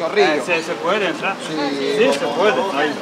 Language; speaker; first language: Spanish; non-native, learner; Serbian